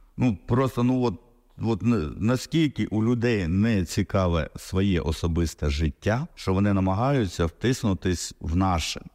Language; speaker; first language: Ukrainian; non-native, local second language; Russian